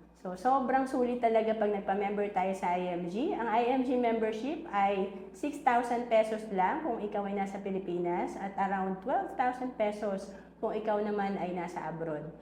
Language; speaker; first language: Filipino; native; Filipino